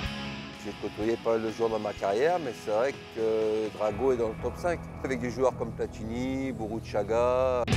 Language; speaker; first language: French; native; French